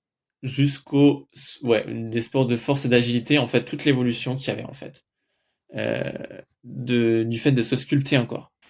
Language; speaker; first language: French; native; French